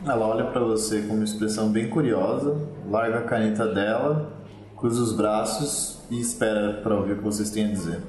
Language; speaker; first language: Portuguese; native; Portuguese